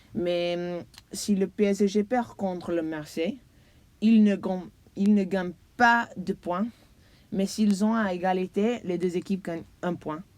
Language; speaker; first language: French; non-native, learner; English